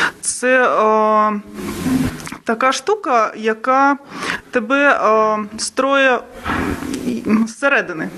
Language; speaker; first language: Ukrainian; non-native, local second language; Russian